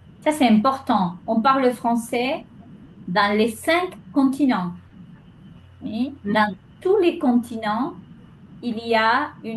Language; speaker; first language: French; non-native, fluent; Spanish